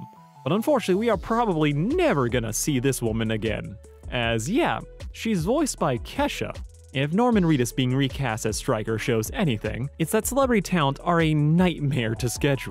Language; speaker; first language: English; native; English